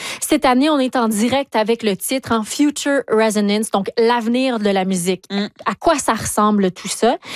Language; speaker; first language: French; native; French